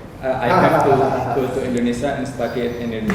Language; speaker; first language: English; non-native, learner; Indonesian